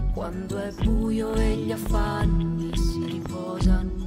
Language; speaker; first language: Italian; non-native, local second language; Venetian